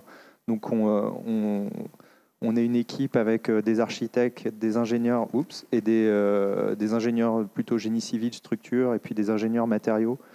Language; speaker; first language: French; native; French